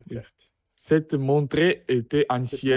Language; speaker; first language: French; non-native, learner; Russian